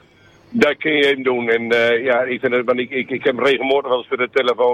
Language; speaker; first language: Dutch; native; Dutch